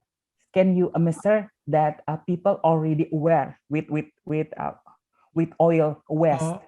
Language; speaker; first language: English; non-native, learner; Indonesian